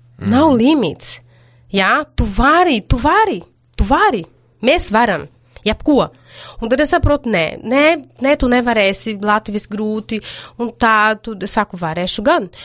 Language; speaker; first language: Latvian; non-native, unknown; Portuguese